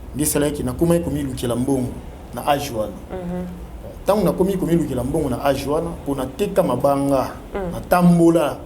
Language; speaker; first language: Lingala; native; Lingala